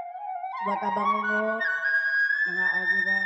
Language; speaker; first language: Malay; native; Malay